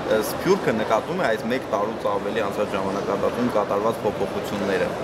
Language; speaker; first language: Armenian; native; Armenian